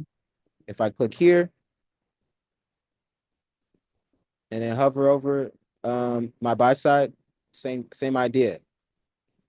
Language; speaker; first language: English; native; English